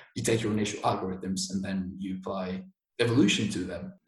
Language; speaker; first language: English; non-native, fluent; Spanish